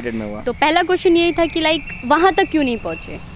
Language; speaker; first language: Hindi; native; Hindi